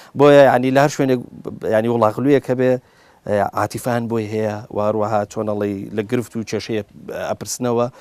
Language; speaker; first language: Central Kurdish; native; Central Kurdish